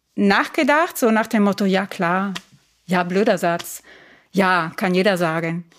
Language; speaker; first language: German; non-native, fluent; Italian